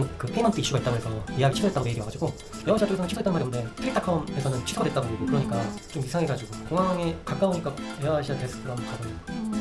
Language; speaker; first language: Korean; native; Korean